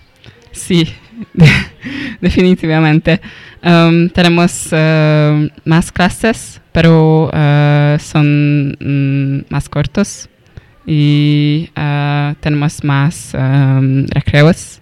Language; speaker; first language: Spanish; non-native, learner; Hungarian